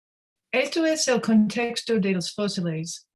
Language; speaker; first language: Spanish; non-native, learner; English